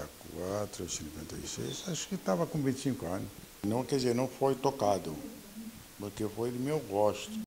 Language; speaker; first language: Portuguese; non-native, local second language; Arabic